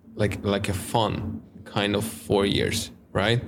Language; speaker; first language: English; non-native, fluent; Hungarian